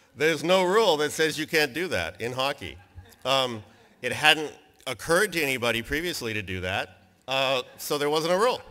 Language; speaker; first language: English; native; English